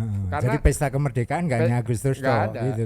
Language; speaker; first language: Indonesian; non-native, local second language; Javanese